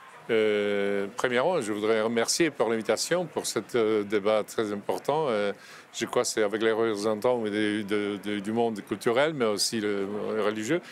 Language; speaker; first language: French; non-native, fluent; Polish